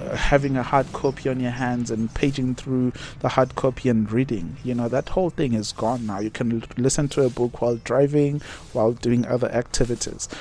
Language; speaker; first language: English; non-native, local second language; Zulu